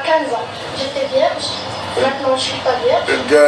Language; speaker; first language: French; non-native, learner; Arabic